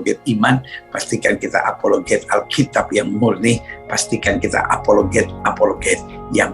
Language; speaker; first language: Indonesian; native; Indonesian